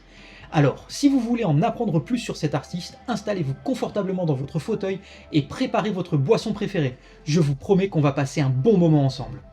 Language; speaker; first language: French; native; French